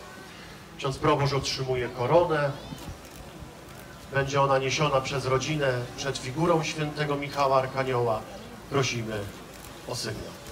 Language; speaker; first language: Polish; native; Polish